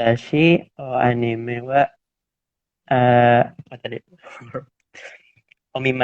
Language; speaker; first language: Japanese; non-native, learner; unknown